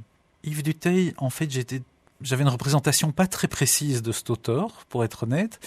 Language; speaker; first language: French; native; French